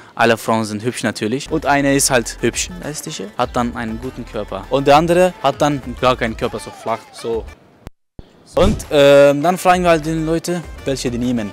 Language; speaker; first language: German; non-native, fluent; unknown